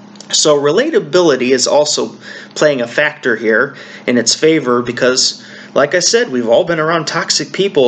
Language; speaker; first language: English; native; English